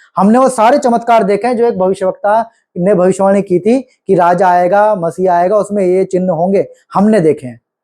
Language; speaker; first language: Hindi; native; Hindi